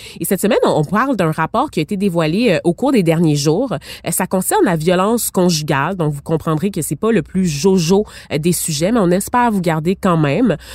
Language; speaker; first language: French; native; French